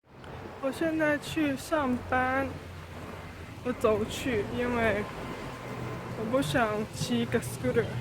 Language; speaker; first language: Chinese; early bilingual, heritage; Chinese